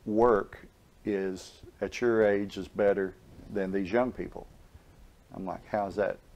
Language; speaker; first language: English; native; English